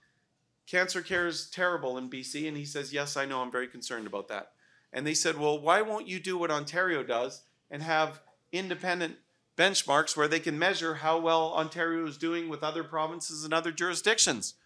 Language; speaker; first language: English; native; English